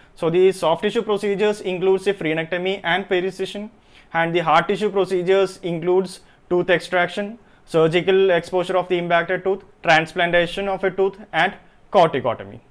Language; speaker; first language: English; non-native, local second language; Malayalam